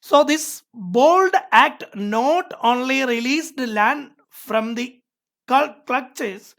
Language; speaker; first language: English; non-native, local second language; Malayalam